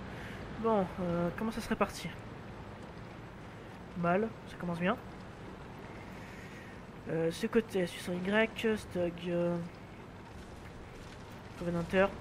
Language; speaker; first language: French; native; French